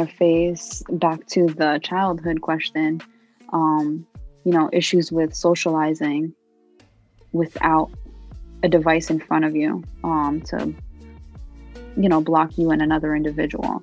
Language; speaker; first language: English; early bilingual, other home language; Arabic